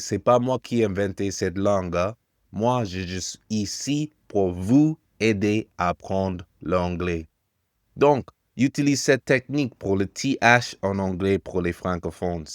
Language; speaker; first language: French; non-native, fluent; English